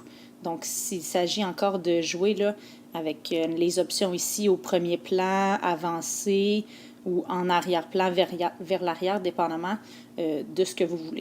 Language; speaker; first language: French; native; French